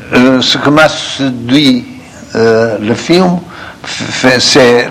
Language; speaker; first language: French; non-native, fluent; Portuguese